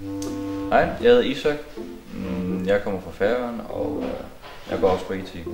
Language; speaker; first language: Danish; non-native, local second language; Faroese